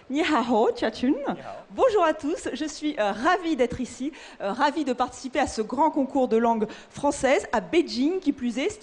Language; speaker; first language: French; native; French